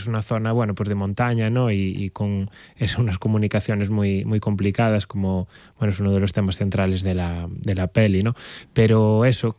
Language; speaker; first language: Spanish; native; Spanish